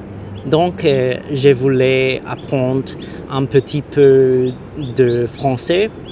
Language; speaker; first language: French; non-native, learner; English